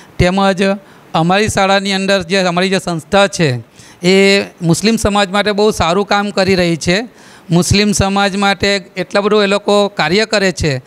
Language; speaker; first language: Gujarati; native; Gujarati